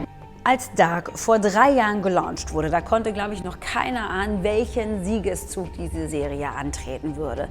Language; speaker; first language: German; native; German